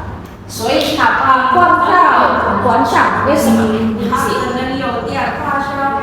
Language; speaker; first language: Chinese; non-native, fluent; Indonesian